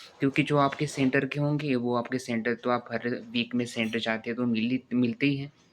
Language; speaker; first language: Hindi; non-native, local second language; Marathi